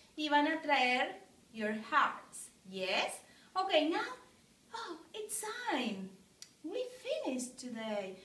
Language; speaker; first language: English; non-native, fluent; Spanish